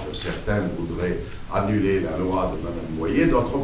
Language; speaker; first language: French; native; French